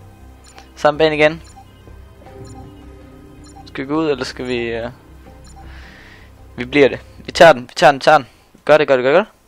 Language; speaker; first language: Danish; native; Danish